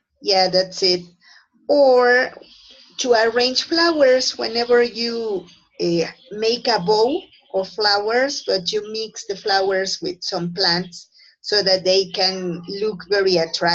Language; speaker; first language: English; non-native, fluent; Spanish